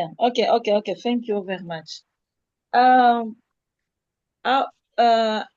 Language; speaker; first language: English; non-native, learner; French